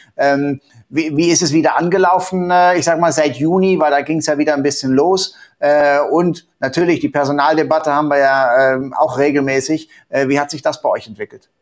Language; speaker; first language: German; native; German